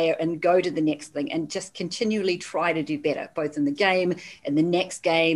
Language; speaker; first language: English; native; English